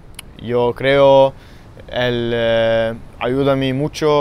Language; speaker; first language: Spanish; non-native, learner; Swedish